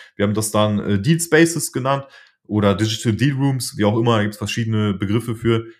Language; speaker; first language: German; early bilingual, other home language; Polish